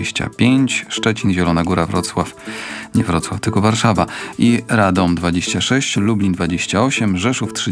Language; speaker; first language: Polish; native; Polish